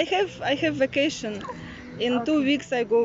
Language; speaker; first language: English; non-native, learner; Russian